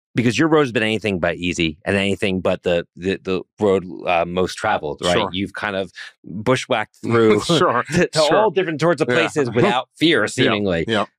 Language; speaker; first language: English; native; English